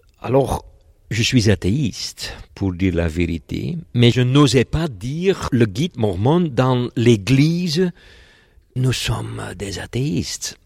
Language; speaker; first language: French; non-native, local second language; Dutch